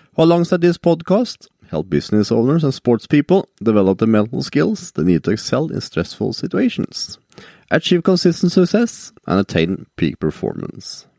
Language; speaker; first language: English; non-native, fluent; Norwegian